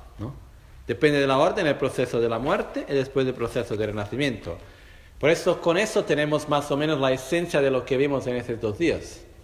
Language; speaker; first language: Spanish; non-native, fluent; Portuguese